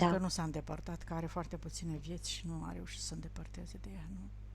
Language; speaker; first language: Romanian; native; Romanian